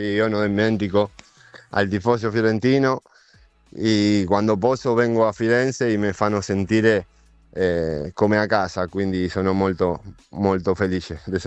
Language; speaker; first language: Italian; non-native, fluent; Spanish